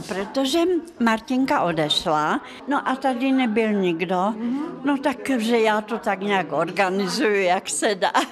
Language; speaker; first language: Czech; non-native, fluent; Russian